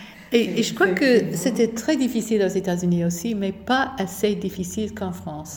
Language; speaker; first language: French; non-native, fluent; English